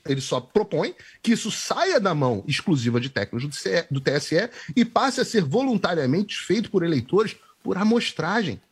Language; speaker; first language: Portuguese; native; Portuguese